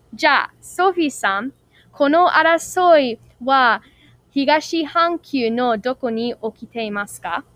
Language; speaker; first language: Japanese; non-native, learner; English